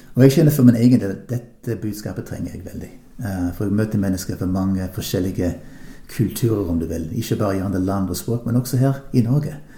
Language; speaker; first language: Norwegian; non-native, fluent; English